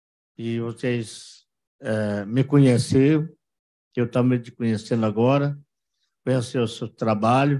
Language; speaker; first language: Portuguese; non-native, local second language; Yanomámi